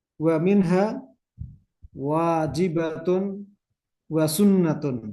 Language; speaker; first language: Arabic; non-native, fluent; Indonesian